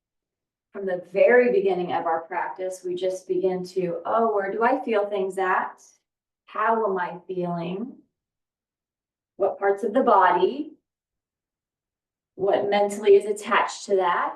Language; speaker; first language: English; native; English